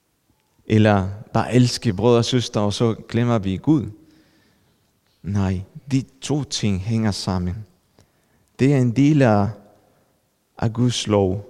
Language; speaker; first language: Danish; non-native, fluent; Spanish